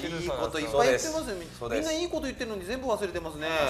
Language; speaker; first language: Japanese; native; Japanese